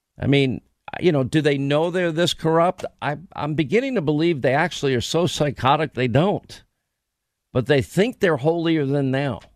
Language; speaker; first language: English; native; English